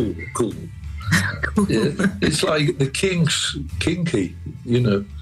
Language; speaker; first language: English; native; English